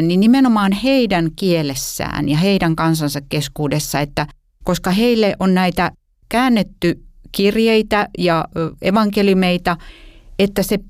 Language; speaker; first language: Finnish; native; Finnish